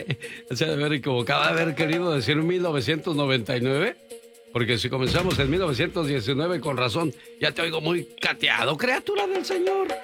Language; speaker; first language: Spanish; native; Spanish